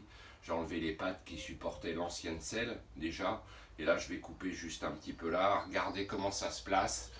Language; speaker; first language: French; native; French